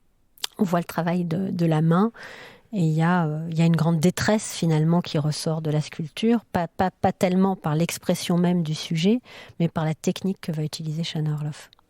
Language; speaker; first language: French; native; French